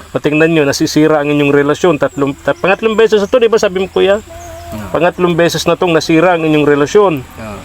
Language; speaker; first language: Filipino; native; Filipino